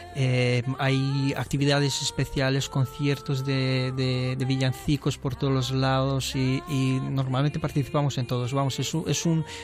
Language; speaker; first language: Spanish; non-native, fluent; Romanian